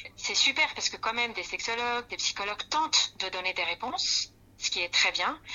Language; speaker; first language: French; non-native, fluent; Spanish